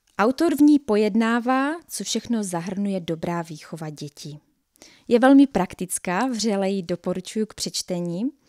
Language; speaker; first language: Czech; native; Czech